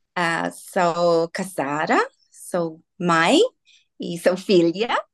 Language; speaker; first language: Portuguese; non-native, learner; English